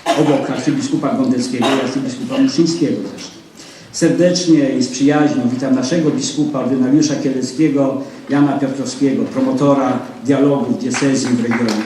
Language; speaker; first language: Polish; native; Polish